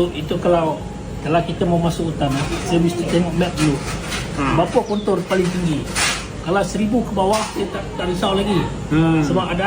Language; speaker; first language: Malay; native; Malay